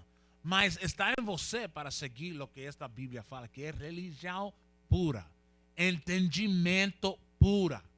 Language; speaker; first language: Portuguese; non-native, learner; Spanish